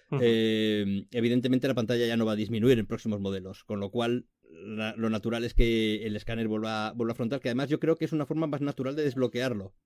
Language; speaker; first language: Spanish; native; Spanish